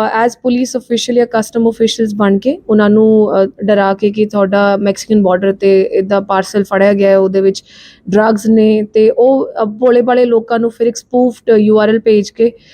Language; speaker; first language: Punjabi; non-native, local second language; Hindi